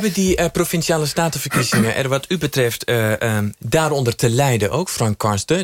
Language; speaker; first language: Dutch; native; Dutch